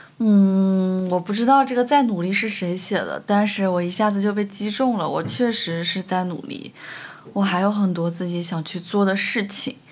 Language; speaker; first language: Chinese; native; Chinese